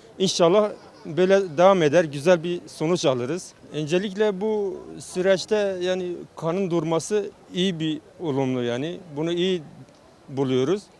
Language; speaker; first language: Turkish; non-native, local second language; Kurdish